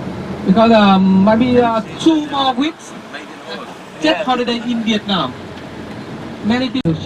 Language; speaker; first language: English; non-native, learner; Vietnamese